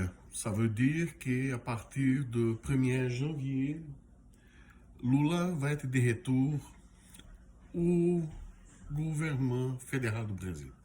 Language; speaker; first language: French; non-native, fluent; Portuguese